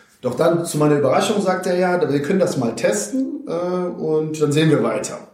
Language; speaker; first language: German; native; German